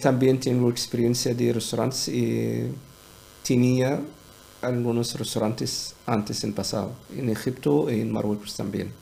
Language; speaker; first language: Spanish; non-native, learner; Arabic